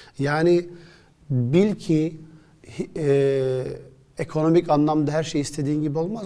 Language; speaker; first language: Turkish; early bilingual, other home language; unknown